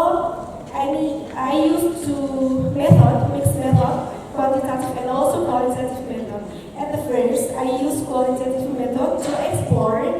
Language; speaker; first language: English; non-native, learner; Indonesian